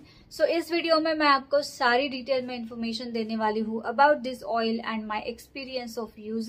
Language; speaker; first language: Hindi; native; Hindi